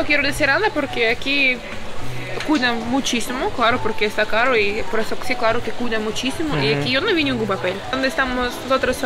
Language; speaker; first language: Spanish; non-native, learner; Ukrainian